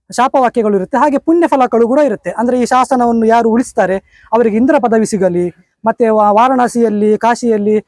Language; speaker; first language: Kannada; non-native, local second language; Konkani